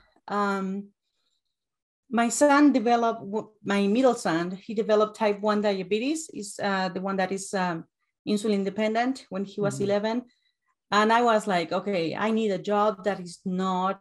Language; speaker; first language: English; non-native, fluent; Spanish